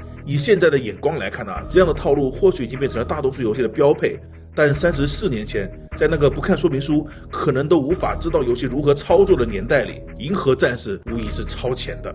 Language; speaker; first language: Chinese; native; Chinese